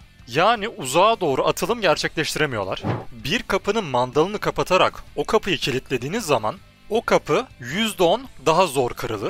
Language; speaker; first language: Turkish; native; Turkish